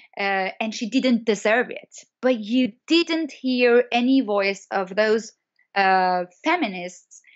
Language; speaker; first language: English; non-native, fluent; Persian